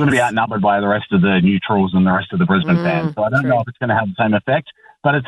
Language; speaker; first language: English; native; English